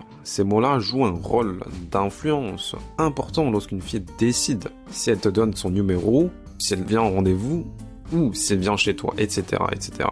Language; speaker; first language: French; native; French